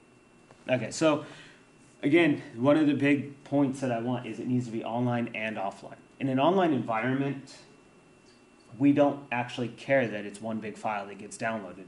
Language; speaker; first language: English; native; English